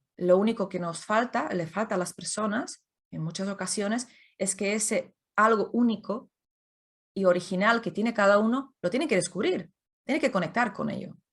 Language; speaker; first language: Spanish; non-native, fluent; Czech